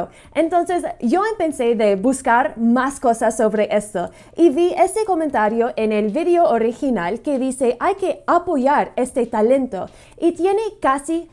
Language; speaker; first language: Spanish; non-native, fluent; English